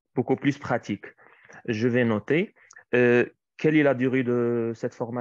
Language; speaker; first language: French; non-native, fluent; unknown